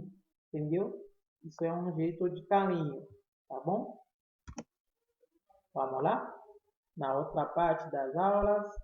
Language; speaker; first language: Portuguese; non-native, fluent; Haitian Creole